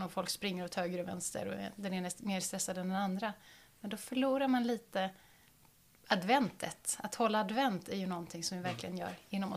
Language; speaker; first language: Swedish; native; Swedish